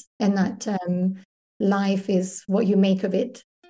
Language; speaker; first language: English; native; English